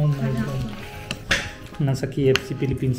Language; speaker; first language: Filipino; non-native, learner; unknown